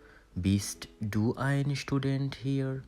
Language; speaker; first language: German; non-native, learner; Bangla